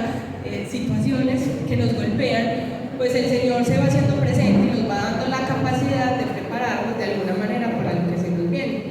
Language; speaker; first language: Spanish; native; Spanish